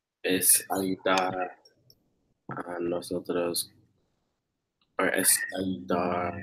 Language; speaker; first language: Spanish; non-native, learner; English